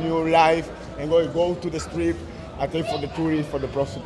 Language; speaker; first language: English; non-native, learner; Spanish